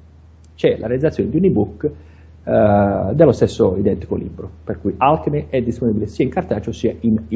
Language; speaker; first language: Italian; native; Italian